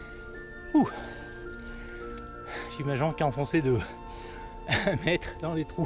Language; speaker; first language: French; native; French